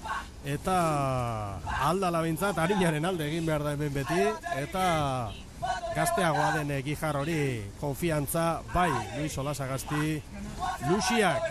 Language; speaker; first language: Basque; native; Basque